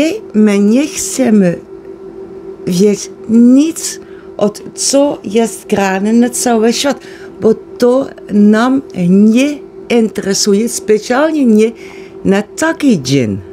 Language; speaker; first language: Polish; non-native, learner; Dutch